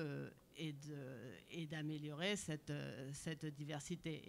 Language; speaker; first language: French; native; French